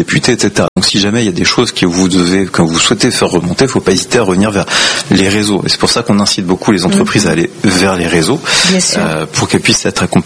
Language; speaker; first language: French; native; French